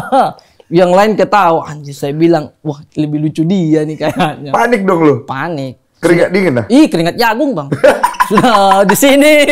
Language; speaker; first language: Indonesian; native; Indonesian